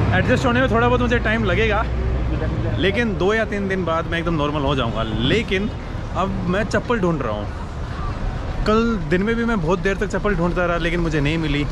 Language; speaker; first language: Hindi; native; Hindi